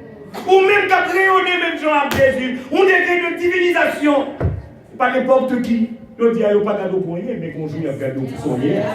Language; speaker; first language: French; non-native, local second language; Haitian Creole